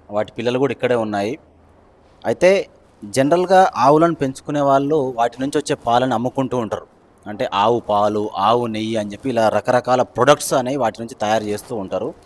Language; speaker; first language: Telugu; native; Telugu